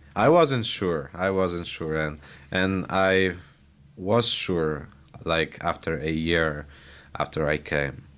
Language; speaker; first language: English; non-native, fluent; Polish